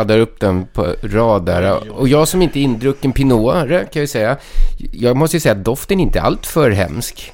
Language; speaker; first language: Swedish; native; Swedish